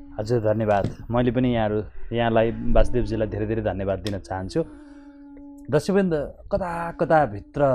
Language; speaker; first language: Nepali; native; Nepali